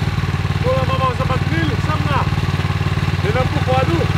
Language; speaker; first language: Slovenian; native; Slovenian